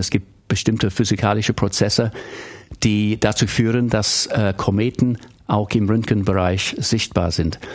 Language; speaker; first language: German; non-native, fluent; English